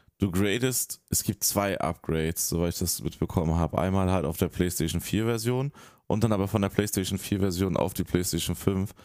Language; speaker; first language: German; native; German